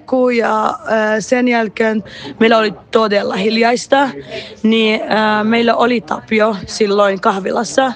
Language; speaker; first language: Finnish; early bilingual, other home language; Arabic